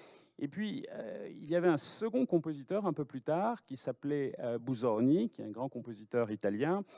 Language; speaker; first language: French; native; French